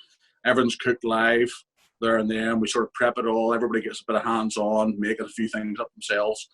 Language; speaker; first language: English; native; English